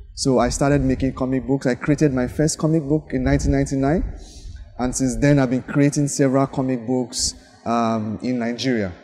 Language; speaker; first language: English; non-native, local second language; Yoruba